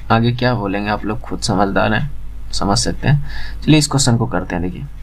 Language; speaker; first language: Hindi; native; Hindi